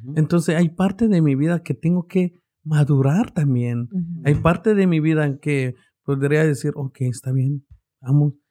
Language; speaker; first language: Spanish; native; Spanish